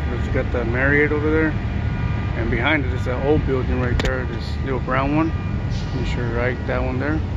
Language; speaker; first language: English; native; English